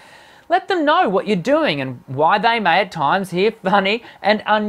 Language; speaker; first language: English; native; English